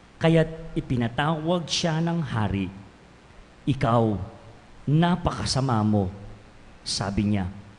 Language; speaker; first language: Filipino; non-native, local second language; Pampanga